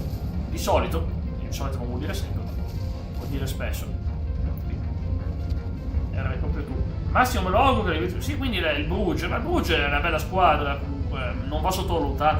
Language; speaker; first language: Italian; native; Italian